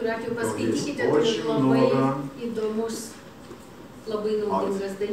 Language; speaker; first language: Lithuanian; native; Lithuanian